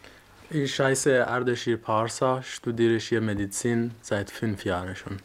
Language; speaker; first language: German; non-native, learner; Persian